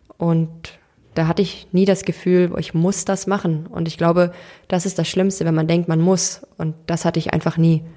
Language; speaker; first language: German; early bilingual, other home language; Turkish